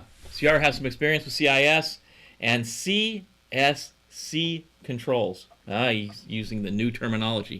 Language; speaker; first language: English; native; English